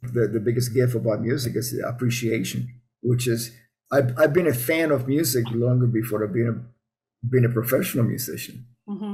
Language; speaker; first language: English; early bilingual, other home language; Spanish